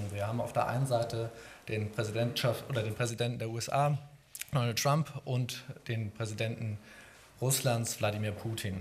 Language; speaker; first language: German; native; German